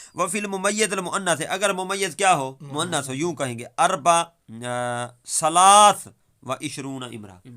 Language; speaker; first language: Urdu; native; Urdu